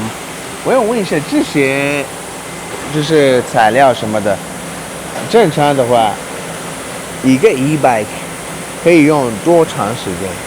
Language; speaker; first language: Chinese; non-native, learner; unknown